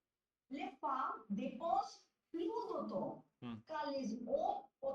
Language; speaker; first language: French; non-native, learner; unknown